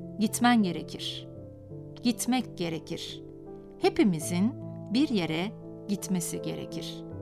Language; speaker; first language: Turkish; native; Turkish